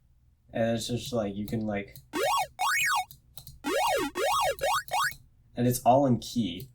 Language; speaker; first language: English; native; English